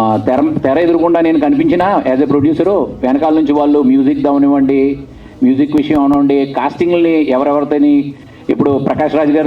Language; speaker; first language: Telugu; native; Telugu